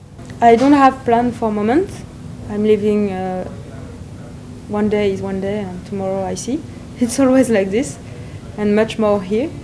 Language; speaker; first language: English; non-native, learner; French